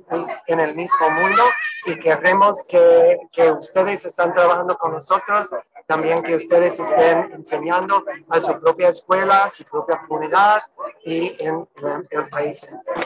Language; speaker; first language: Spanish; non-native, fluent; English